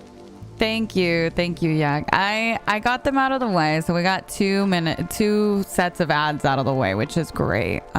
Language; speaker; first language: English; early bilingual, heritage; Spanish